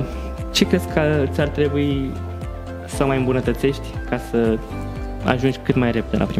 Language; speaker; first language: Romanian; native; Romanian